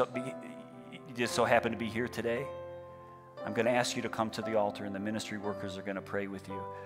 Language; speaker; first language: English; native; English